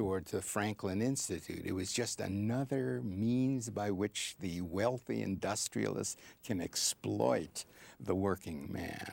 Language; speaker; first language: English; native; English